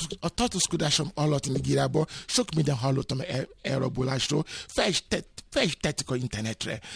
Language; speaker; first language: Hungarian; non-native, learner; Yoruba